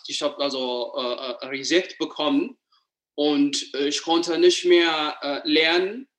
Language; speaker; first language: German; non-native, learner; Amharic